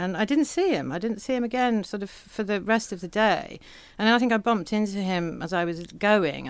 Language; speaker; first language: English; native; English